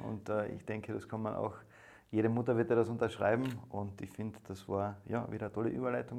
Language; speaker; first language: German; native; German